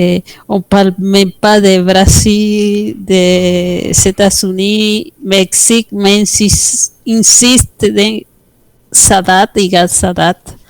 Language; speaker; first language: French; non-native, fluent; Spanish